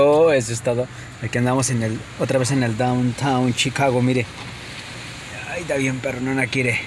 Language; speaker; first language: Spanish; native; Spanish